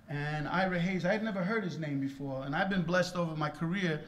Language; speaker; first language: English; native; English